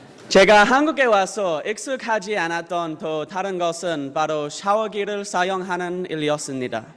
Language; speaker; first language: Korean; non-native, fluent; English